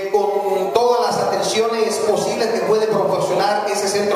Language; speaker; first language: Spanish; native; Spanish